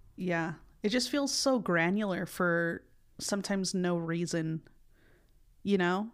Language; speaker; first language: English; early bilingual, other home language; Spanish